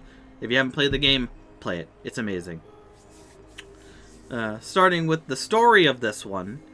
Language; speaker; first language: English; native; English